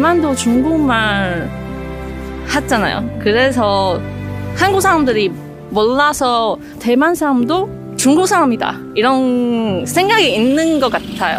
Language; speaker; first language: Korean; non-native, fluent; Chinese